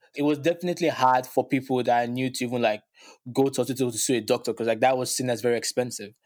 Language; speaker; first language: English; non-native, local second language; Yoruba